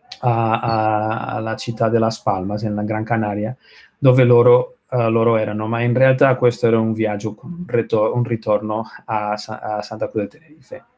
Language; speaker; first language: Italian; non-native, learner; Spanish